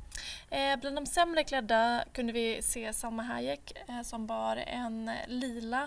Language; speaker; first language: Swedish; native; Swedish